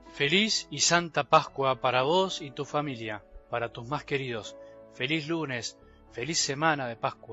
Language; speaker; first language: Spanish; native; Spanish